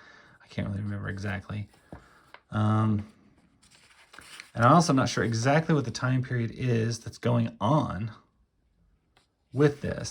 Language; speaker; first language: English; native; English